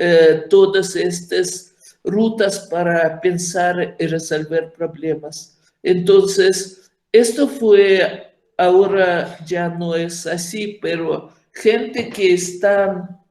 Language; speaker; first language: Spanish; non-native, fluent; Ukrainian